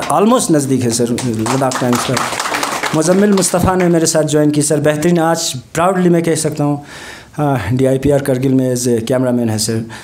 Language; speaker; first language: Hindi; non-native, local second language; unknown